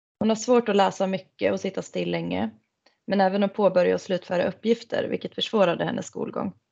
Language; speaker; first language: Swedish; native; Swedish